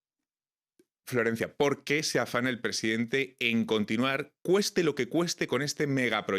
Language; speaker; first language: Spanish; native; Spanish